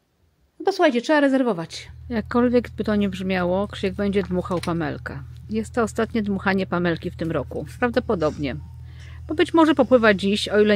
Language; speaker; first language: Polish; native; Polish